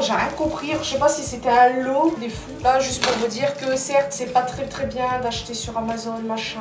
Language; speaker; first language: French; native; French